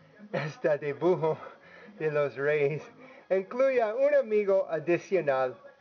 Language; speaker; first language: Spanish; non-native, learner; English